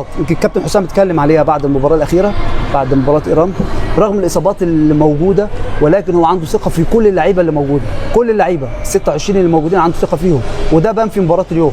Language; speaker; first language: Arabic; native; Arabic